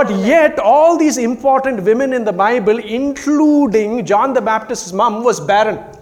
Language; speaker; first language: English; non-native, local second language; Tamil